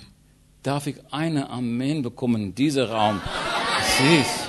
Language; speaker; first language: German; non-native, learner; English